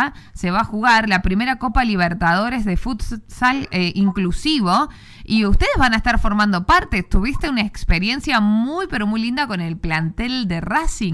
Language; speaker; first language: Spanish; native; Spanish